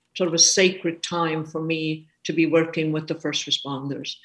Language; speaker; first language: English; native; English